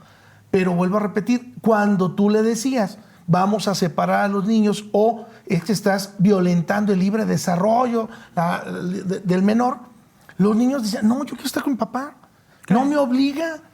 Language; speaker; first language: Spanish; native; Spanish